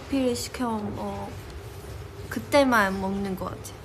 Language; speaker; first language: Korean; non-native, local second language; Chinese